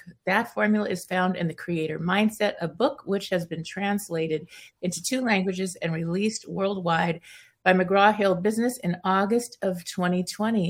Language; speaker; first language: English; early bilingual, other home language; Spanish